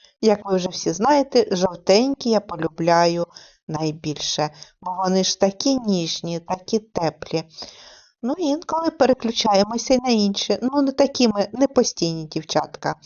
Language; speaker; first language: Ukrainian; native; Ukrainian